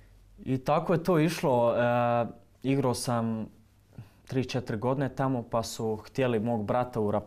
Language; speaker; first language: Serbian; early bilingual, heritage; Croatian